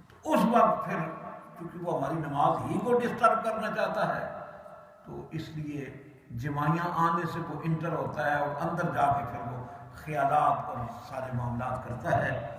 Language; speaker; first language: Urdu; non-native, local second language; Punjabi